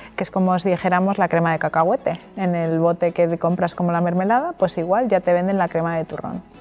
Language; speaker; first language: Spanish; native; Spanish